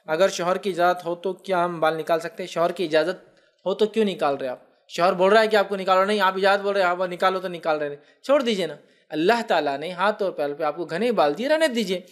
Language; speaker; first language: Urdu; native; Urdu